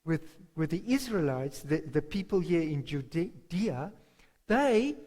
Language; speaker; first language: English; non-native, local second language; Afrikaans